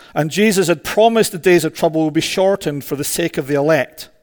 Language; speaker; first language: English; native; English